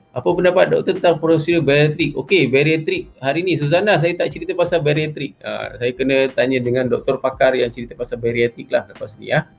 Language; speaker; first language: Malay; native; Malay